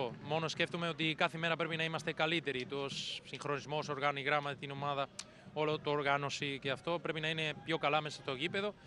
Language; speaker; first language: Greek; non-native, fluent; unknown